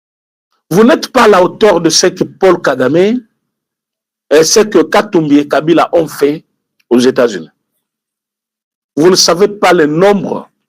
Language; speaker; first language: French; non-native, local second language; Lingala